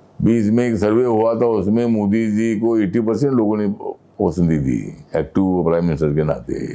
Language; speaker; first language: Hindi; non-native, local second language; Marathi